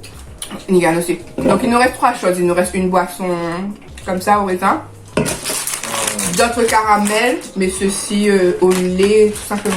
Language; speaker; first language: French; native; French